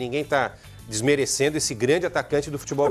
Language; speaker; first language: Portuguese; native; Portuguese